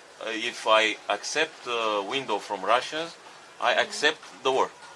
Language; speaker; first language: English; non-native, learner; Romanian